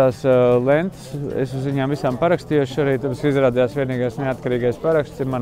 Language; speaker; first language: Latvian; native; Latvian